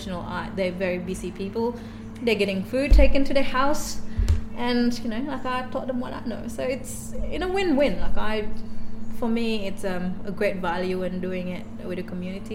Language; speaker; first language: English; non-native, fluent; Indonesian